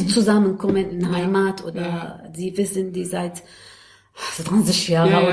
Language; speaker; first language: German; non-native, learner; Arabic